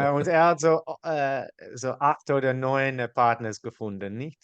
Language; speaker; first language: German; non-native, learner; Dutch